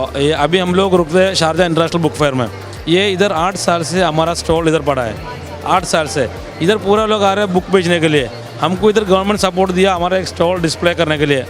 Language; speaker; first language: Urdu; non-native, fluent; Malayalam